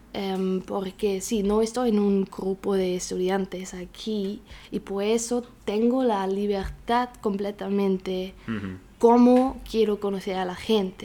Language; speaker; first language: Spanish; non-native, learner; German